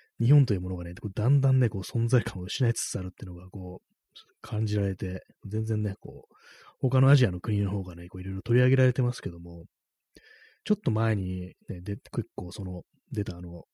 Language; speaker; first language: Japanese; native; Japanese